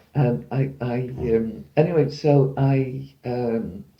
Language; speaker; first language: English; non-native, fluent; Dutch